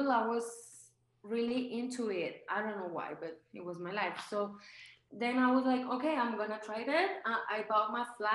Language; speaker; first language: English; non-native, fluent; Spanish